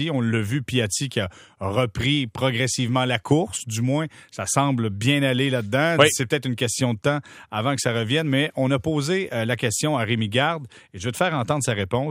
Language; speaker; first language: French; native; French